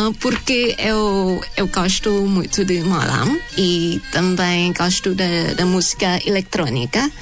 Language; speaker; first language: Portuguese; non-native, fluent; Thai